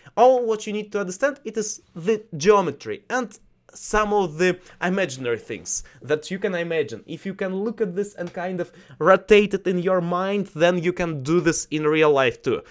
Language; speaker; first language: English; non-native, learner; Russian